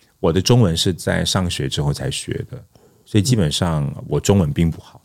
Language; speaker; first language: Chinese; non-native, local second language; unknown